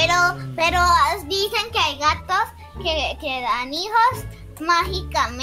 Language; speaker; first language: Spanish; native; Spanish